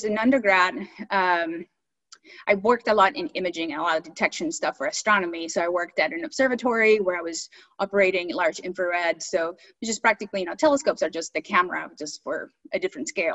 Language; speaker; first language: English; early bilingual, other home language; Spanish